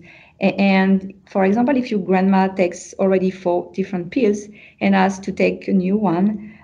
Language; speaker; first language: English; non-native, fluent; French